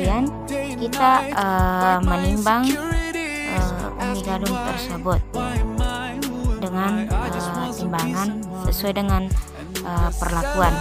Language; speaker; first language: Indonesian; native; Indonesian